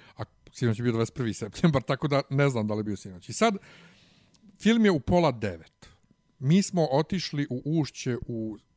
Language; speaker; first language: Bosnian; native; Bosnian